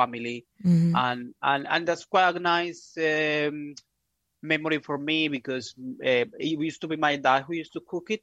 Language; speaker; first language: English; non-native, fluent; Spanish